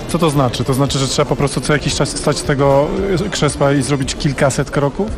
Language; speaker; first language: Polish; native; Polish